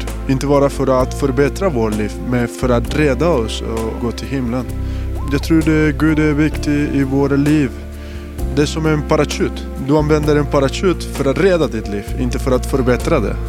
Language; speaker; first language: Swedish; non-native, learner; Spanish